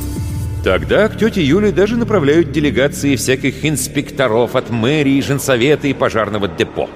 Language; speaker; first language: Russian; native; Russian